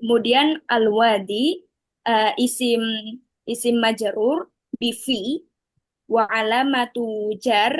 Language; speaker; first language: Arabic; non-native, learner; Indonesian